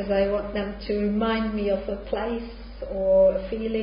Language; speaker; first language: English; non-native, fluent; Hungarian